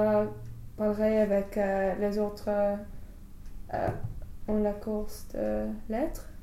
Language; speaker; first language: French; non-native, learner; English